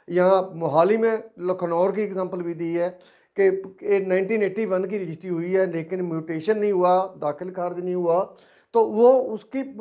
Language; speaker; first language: Hindi; non-native, local second language; Punjabi